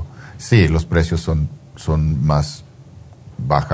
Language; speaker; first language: Spanish; early bilingual, heritage; Spanish